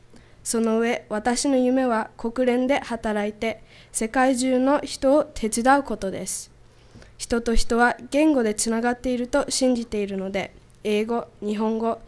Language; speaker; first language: Japanese; non-native, fluent; English